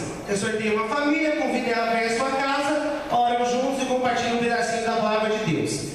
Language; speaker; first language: Portuguese; native; Portuguese